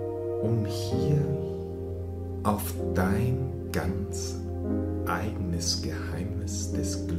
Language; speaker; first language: German; native; German